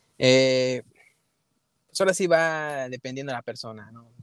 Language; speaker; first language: Spanish; early bilingual, heritage; Spanish